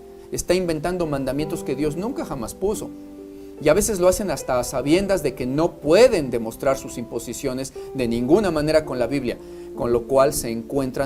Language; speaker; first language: Spanish; native; Spanish